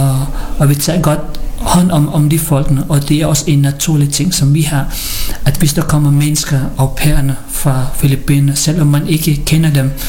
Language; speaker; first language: Danish; non-native, fluent; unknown